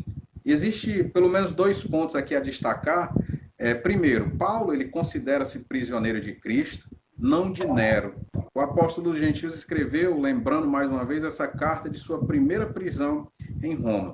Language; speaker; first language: Portuguese; native; Portuguese